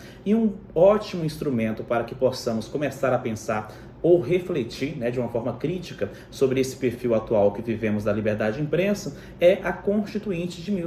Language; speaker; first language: Portuguese; native; Portuguese